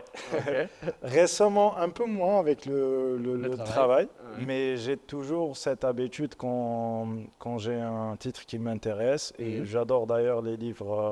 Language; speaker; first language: French; non-native, local second language; Arabic